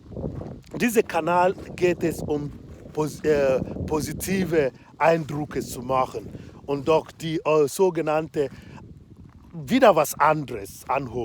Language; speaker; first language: German; non-native, fluent; Igbo